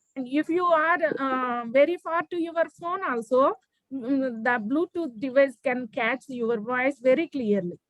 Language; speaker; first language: English; non-native, local second language; Telugu